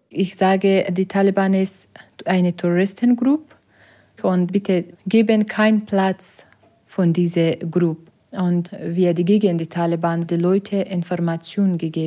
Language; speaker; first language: German; non-native, learner; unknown